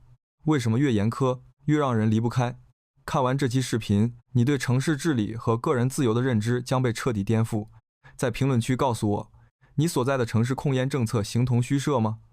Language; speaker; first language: Chinese; native; Chinese